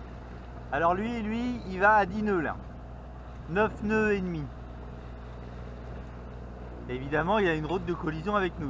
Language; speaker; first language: French; native; French